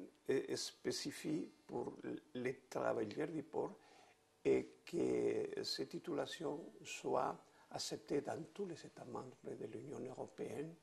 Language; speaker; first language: French; non-native, fluent; Spanish